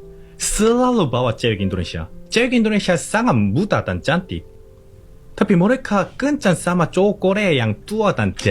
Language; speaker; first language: Indonesian; non-native, learner; Korean